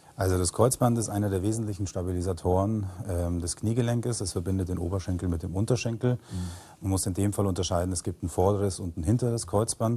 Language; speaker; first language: German; native; German